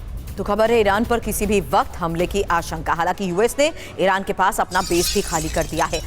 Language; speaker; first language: Hindi; native; Hindi